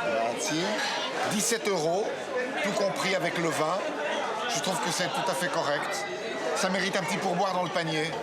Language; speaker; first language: French; native; French